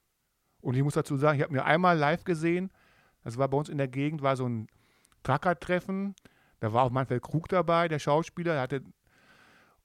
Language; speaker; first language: German; native; German